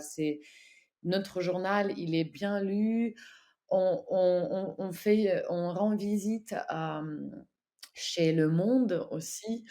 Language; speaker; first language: French; non-native, fluent; Ukrainian